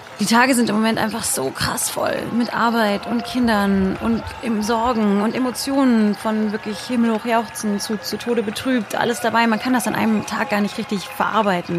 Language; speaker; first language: German; native; German